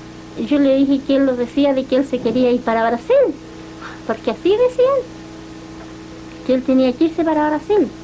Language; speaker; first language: Spanish; native; Spanish